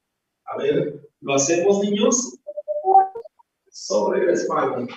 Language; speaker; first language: Spanish; native; Spanish